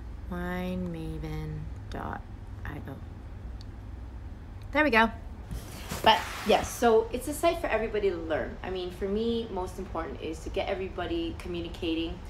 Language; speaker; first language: English; early bilingual, other home language; Chinese